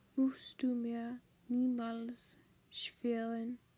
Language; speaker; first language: German; non-native, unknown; English